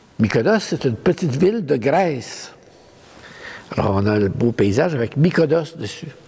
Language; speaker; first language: French; native; French